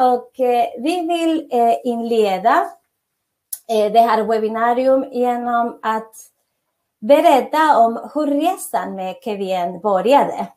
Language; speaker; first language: Swedish; non-native, fluent; Spanish